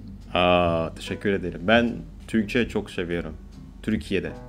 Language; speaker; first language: Turkish; non-native, learner; Indonesian